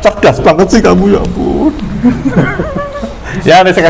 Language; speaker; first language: Indonesian; native; Indonesian